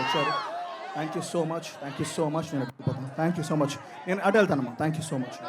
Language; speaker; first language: Telugu; native; Telugu